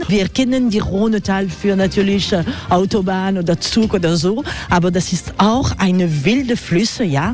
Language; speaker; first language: German; non-native, fluent; French